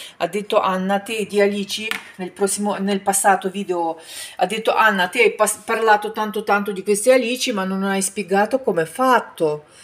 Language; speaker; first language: Italian; non-native, fluent; Ukrainian